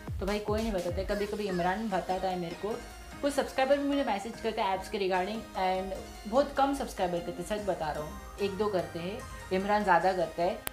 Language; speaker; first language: Hindi; native; Hindi